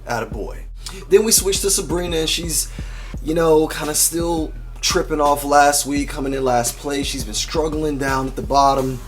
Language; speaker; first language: English; native; English